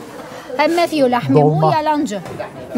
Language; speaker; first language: Turkish; non-native, fluent; Arabic